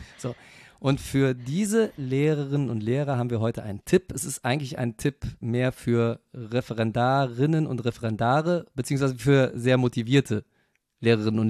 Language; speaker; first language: German; native; German